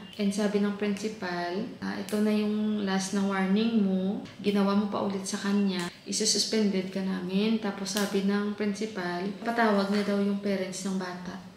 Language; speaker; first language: Filipino; non-native, local second language; Hiligaynon